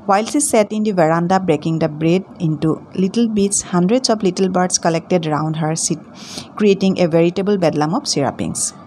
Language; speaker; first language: English; non-native, local second language; Assamese